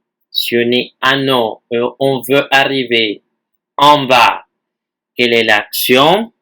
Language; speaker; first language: French; non-native, fluent; Spanish